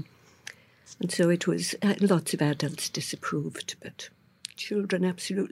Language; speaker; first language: English; native; English